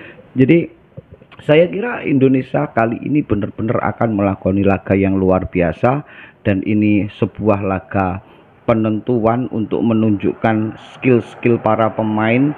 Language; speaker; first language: Indonesian; native; Indonesian